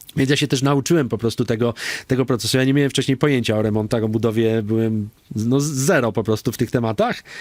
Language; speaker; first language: Polish; native; Polish